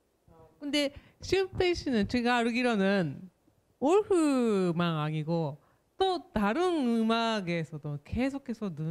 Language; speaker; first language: Korean; non-native, fluent; Japanese